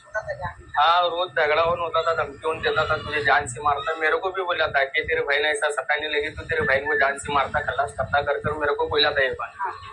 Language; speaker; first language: Hindi; non-native, local second language; Urdu